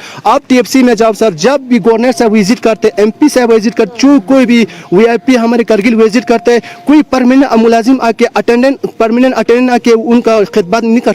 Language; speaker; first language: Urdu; non-native, local second language; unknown